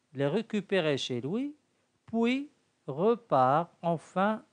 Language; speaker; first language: French; non-native, local second language; Arabic